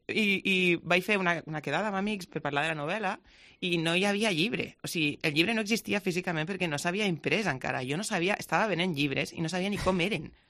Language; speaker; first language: Catalan; non-native, local second language; Spanish